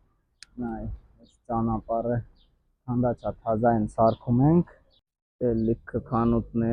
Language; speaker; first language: Armenian; non-native, learner; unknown